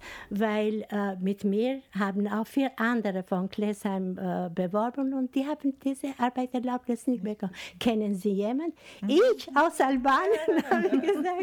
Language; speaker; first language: German; non-native, fluent; Albanian